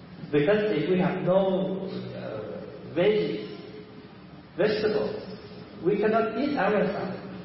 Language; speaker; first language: English; early bilingual, other home language; Vietnamese